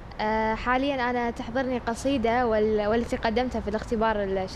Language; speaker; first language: Arabic; native; Arabic